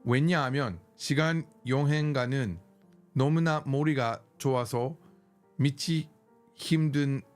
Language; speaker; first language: Korean; non-native, learner; English